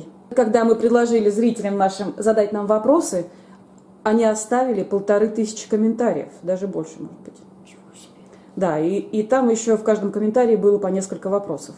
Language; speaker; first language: Russian; native; Russian